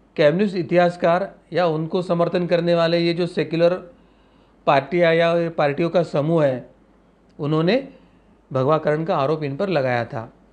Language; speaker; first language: Hindi; non-native, local second language; Marathi